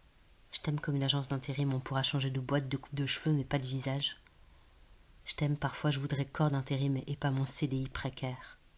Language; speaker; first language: French; native; French